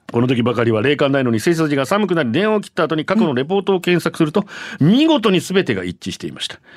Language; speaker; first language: Japanese; native; Japanese